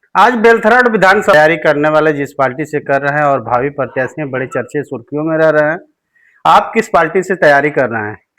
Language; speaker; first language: Hindi; native; Hindi